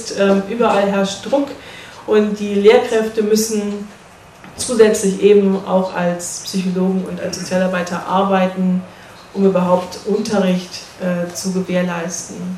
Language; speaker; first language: German; native; German